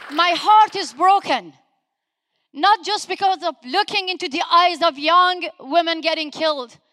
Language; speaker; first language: English; non-native, fluent; Persian